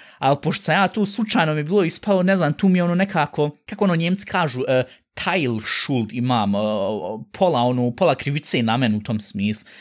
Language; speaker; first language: Bosnian; early bilingual, heritage; Bosnian